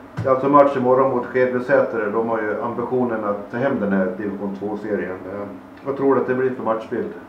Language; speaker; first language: Swedish; native; Swedish